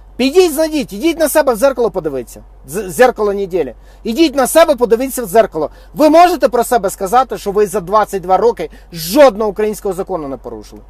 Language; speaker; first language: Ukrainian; native; Ukrainian